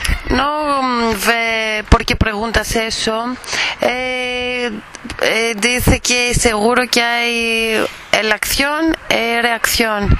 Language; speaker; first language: Spanish; non-native, fluent; Greek